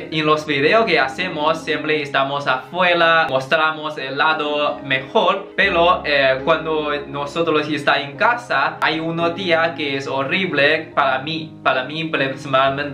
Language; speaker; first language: Spanish; non-native, learner; Chinese